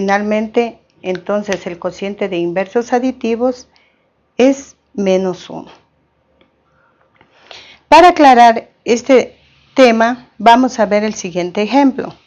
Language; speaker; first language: Spanish; native; Spanish